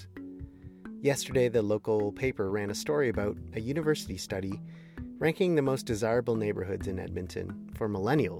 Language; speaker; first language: English; native; English